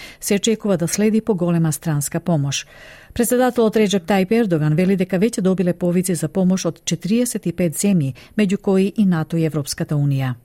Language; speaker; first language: Macedonian; native; Macedonian